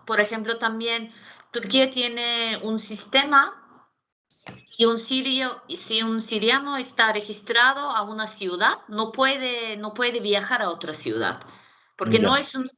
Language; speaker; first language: Spanish; non-native, fluent; Turkish